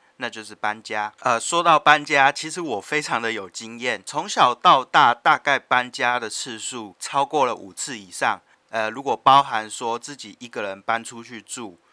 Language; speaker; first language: Chinese; native; Chinese